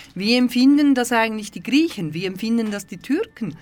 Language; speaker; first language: German; early bilingual, other home language; Turkish